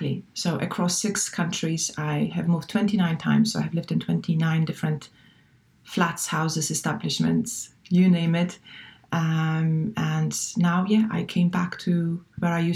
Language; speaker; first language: English; non-native, fluent; Polish